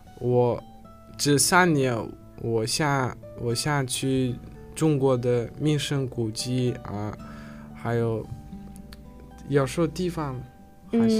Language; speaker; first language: Chinese; non-native, learner; Uzbek